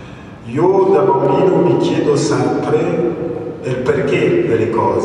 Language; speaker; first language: Italian; early bilingual, other home language; French